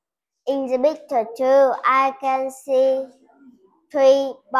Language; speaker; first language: English; non-native, learner; Vietnamese